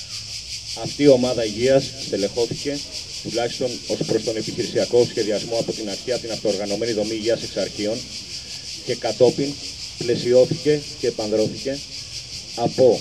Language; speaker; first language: Greek; native; Greek